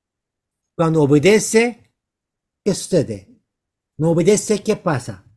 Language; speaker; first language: Spanish; non-native, learner; Korean